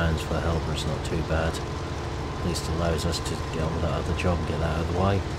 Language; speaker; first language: English; native; English